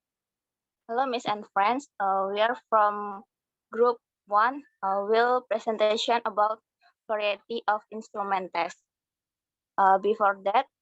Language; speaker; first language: English; non-native, learner; Indonesian